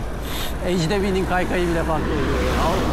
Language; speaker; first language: Turkish; native; Turkish